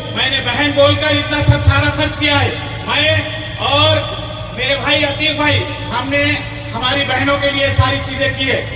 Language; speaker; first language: Urdu; native; Urdu